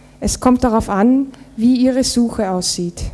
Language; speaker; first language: German; native; German